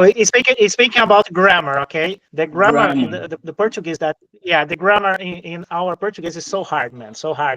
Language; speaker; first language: English; non-native, fluent; Portuguese